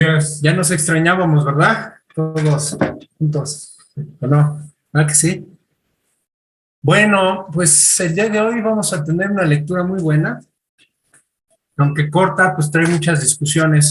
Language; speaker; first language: Spanish; native; Spanish